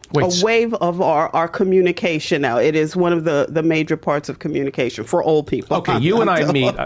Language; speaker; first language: English; native; English